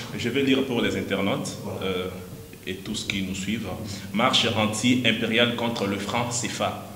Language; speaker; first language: French; non-native, local second language; Lingala